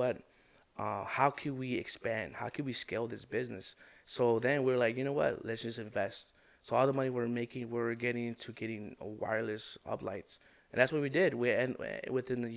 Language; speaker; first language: English; native; English